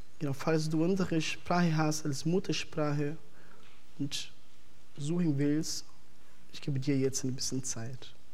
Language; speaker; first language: German; non-native, fluent; Portuguese